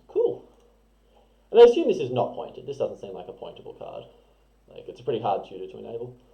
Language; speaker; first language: English; native; English